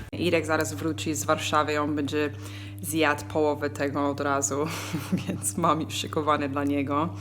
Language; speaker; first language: Polish; non-native, learner; English